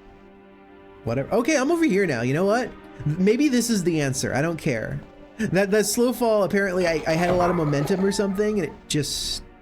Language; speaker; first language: English; native; English